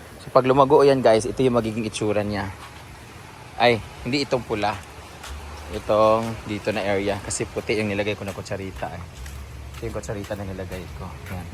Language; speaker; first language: Filipino; non-native, local second language; Cebuano